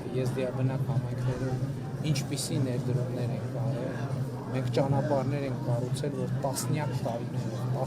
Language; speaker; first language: Armenian; native; Armenian